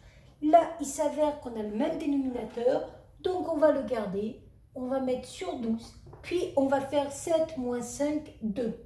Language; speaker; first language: French; native; French